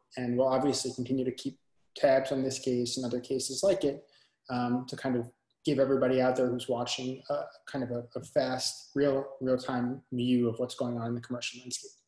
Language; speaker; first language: English; native; English